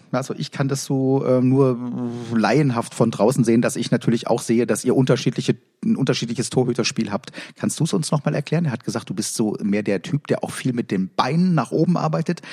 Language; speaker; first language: German; native; German